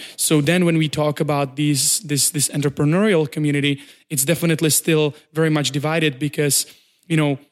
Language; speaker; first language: English; non-native, fluent; Czech